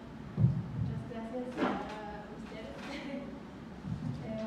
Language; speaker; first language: Spanish; non-native, learner; German